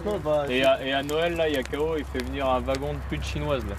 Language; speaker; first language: French; native; French